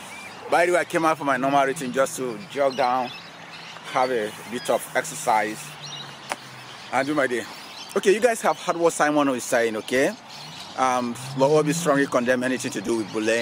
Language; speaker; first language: English; non-native, local second language; Igbo